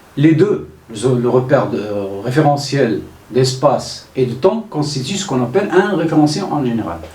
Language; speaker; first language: French; non-native, local second language; Arabic